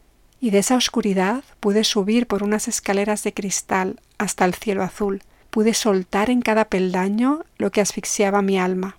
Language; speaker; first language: Spanish; native; Spanish